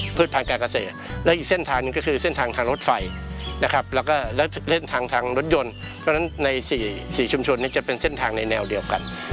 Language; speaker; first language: Thai; native; Thai